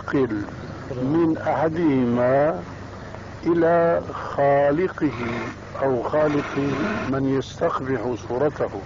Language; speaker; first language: Arabic; early bilingual, other home language; Albanian